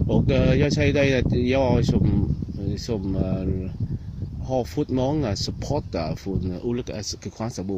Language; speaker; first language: Swedish; non-native, learner; Vietnamese